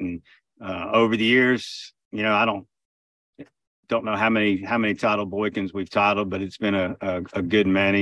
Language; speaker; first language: English; native; English